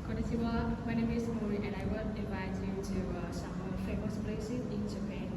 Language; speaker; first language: English; non-native, learner; Vietnamese